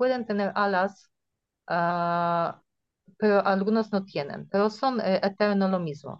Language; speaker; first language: Spanish; non-native, fluent; Polish